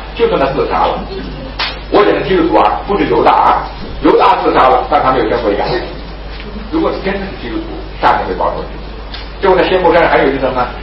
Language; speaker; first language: Chinese; native; Chinese